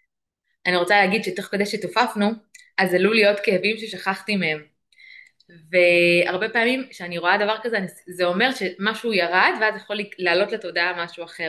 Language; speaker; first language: Hebrew; native; Hebrew